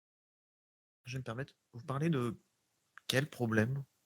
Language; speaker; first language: French; native; French